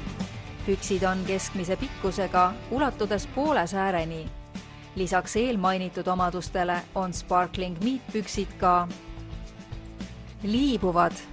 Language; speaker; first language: Estonian; native; Estonian